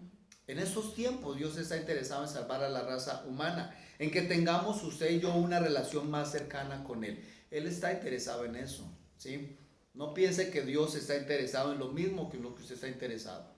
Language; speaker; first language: Spanish; native; Spanish